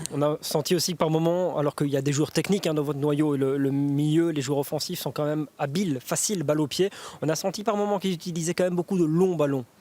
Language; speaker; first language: French; native; French